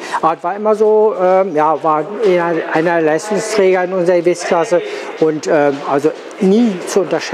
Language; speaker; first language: German; native; German